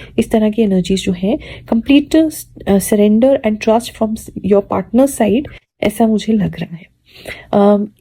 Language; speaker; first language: Hindi; native; Hindi